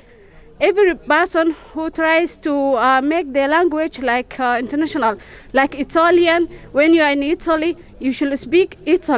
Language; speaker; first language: English; non-native, fluent; Somali